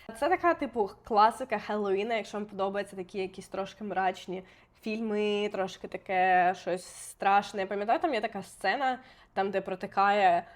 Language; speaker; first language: Ukrainian; non-native, local second language; Russian